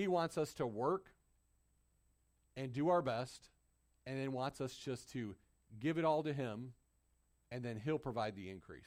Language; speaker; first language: English; native; English